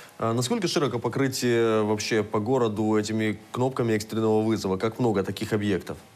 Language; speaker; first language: Russian; native; Russian